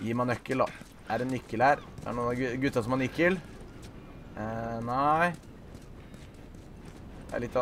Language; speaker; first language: Norwegian; native; Norwegian